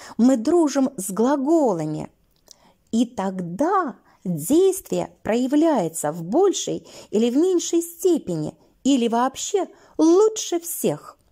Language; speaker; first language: Russian; native; Russian